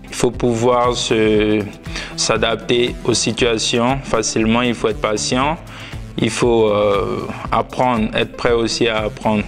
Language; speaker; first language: French; non-native, fluent; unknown